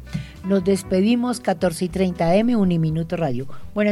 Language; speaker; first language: Spanish; native; Spanish